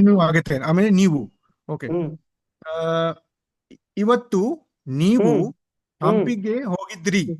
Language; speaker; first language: Kannada; non-native, learner; English